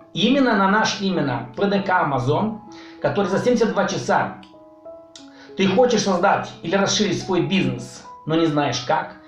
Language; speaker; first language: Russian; non-native, local second language; Romanian